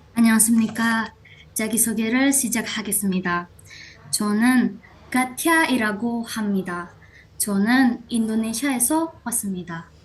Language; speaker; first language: Korean; non-native, learner; Indonesian